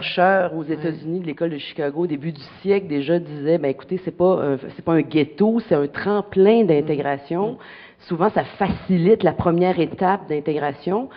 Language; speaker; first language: French; native; French